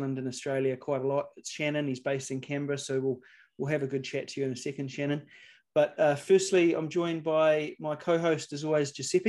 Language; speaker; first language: English; native; English